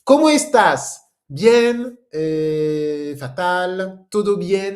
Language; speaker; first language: Spanish; non-native, fluent; French